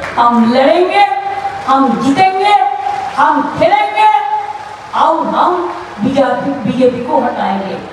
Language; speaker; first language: Hindi; non-native, local second language; Bangla